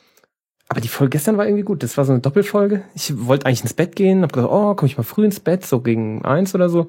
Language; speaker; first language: German; native; German